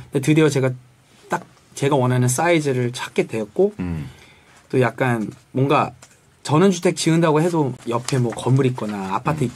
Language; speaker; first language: Korean; early bilingual, heritage; Korean